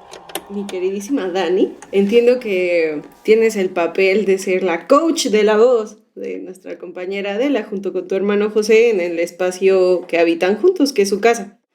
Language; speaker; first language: Spanish; native; Spanish